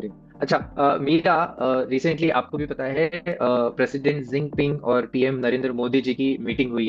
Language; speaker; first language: Hindi; native; Hindi